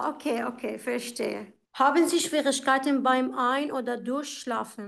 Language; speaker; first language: German; non-native, fluent; Arabic